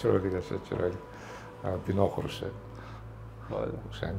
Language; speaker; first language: Russian; non-native, local second language; Uzbek